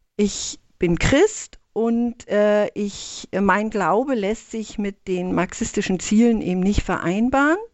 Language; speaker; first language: German; native; German